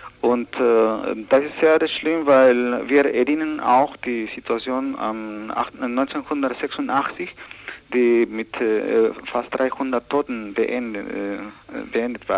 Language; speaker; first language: German; non-native, learner; Spanish